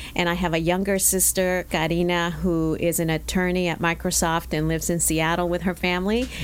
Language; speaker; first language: English; early bilingual, other home language; Spanish